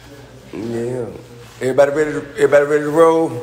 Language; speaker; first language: English; native; English